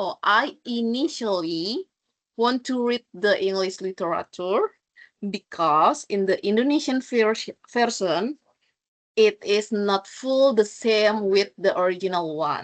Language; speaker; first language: English; non-native, learner; Indonesian